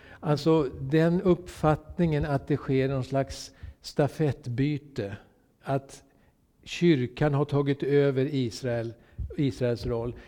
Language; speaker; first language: Swedish; native; Swedish